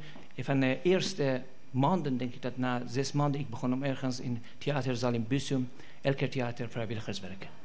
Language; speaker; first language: Dutch; non-native, fluent; Persian